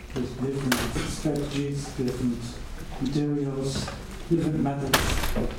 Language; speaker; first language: English; non-native, fluent; Dutch